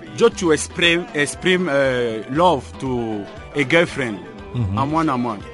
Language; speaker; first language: English; non-native, local second language; French